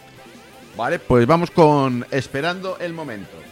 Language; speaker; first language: Spanish; native; Spanish